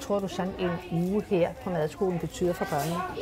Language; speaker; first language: Danish; native; Danish